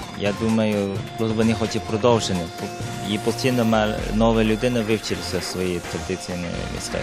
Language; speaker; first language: Ukrainian; non-native, learner; Chinese